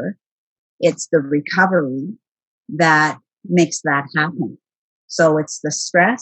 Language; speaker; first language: English; native; English